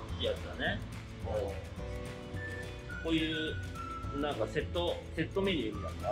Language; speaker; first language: Japanese; native; Japanese